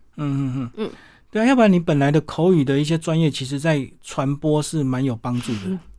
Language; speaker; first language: Chinese; native; Chinese